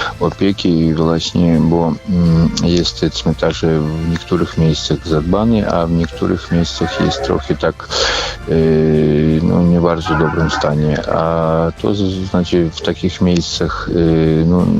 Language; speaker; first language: Polish; non-native, fluent; Ukrainian